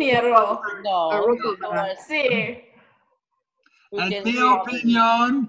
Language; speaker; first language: Spanish; non-native, learner; English